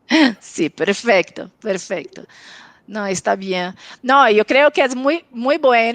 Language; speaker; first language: Spanish; non-native, local second language; Portuguese